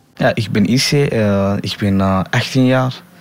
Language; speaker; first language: Dutch; non-native, learner; Somali